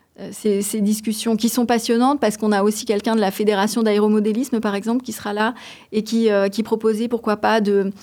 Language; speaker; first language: French; native; French